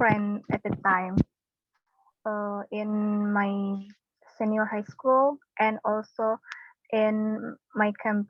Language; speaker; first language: English; non-native, learner; Indonesian